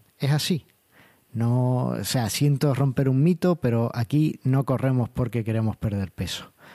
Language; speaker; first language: Spanish; native; Spanish